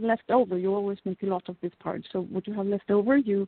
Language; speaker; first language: English; non-native, fluent; Norwegian